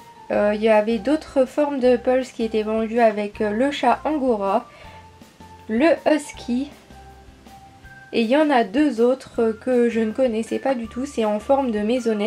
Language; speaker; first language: French; native; French